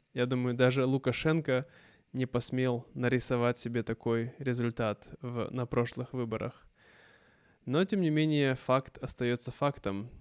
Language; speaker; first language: Russian; native; Russian